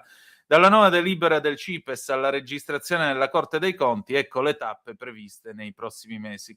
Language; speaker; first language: Italian; native; Italian